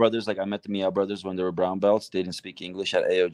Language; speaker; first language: English; non-native, fluent; Turkish